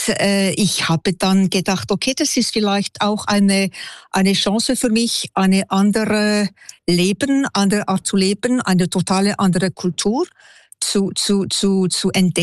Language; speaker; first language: German; non-native, local second language; French